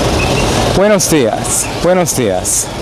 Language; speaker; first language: Spanish; non-native, learner; English